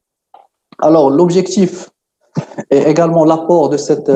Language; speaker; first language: French; non-native, local second language; Arabic